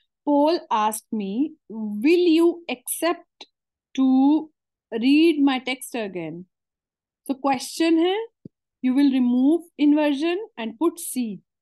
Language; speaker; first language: English; non-native, local second language; Hindi